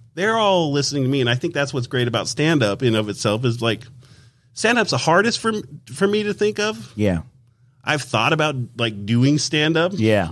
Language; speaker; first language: English; native; English